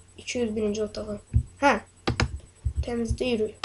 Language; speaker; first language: Turkish; non-native, learner; Azerbaijani